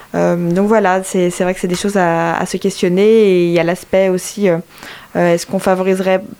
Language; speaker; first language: French; native; French